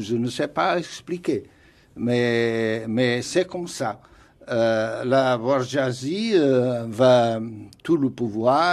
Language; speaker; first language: French; non-native, fluent; Portuguese